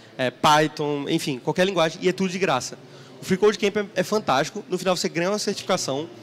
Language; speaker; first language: Portuguese; native; Portuguese